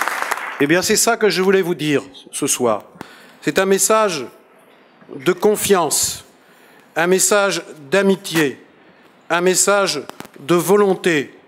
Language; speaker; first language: French; native; French